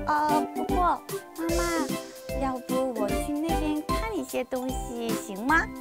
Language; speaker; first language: Chinese; non-native, fluent; Korean